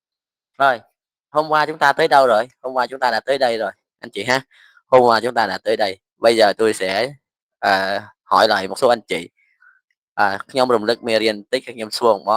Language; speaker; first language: Vietnamese; non-native, fluent; Khmer